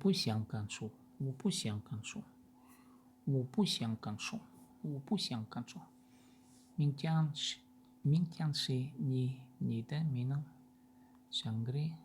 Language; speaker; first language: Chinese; non-native, learner; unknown